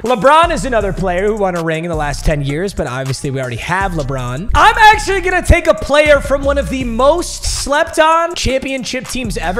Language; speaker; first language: English; native; English